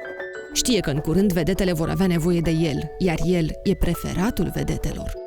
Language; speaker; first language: Romanian; native; Romanian